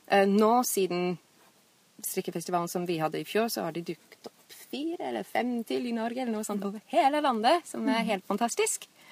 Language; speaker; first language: Norwegian; non-native, fluent; English